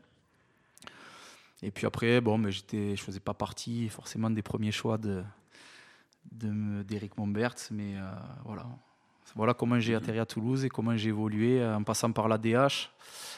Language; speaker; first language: French; native; French